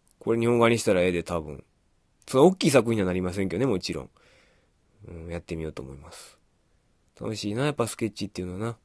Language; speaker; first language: Japanese; native; Japanese